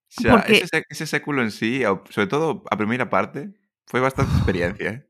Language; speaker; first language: Galician; non-native, local second language; Spanish